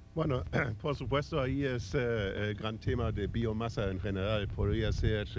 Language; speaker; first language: Spanish; non-native, fluent; German